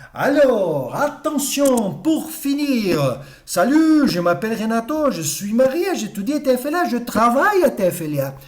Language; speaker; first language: French; non-native, fluent; Portuguese